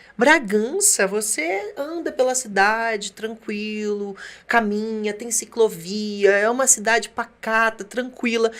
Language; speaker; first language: Portuguese; native; Portuguese